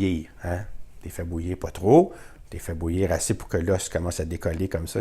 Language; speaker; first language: French; native; French